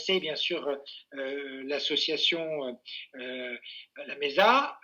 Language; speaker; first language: French; native; French